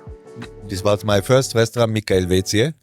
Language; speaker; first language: English; non-native, learner; German